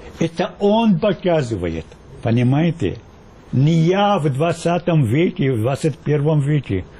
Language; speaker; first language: Russian; non-native, fluent; Arabic